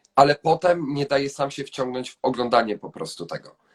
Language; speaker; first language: Polish; native; Polish